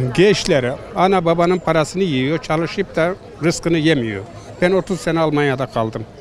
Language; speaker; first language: Turkish; native; Turkish